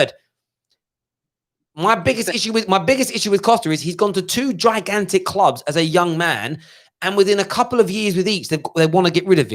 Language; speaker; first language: English; native; English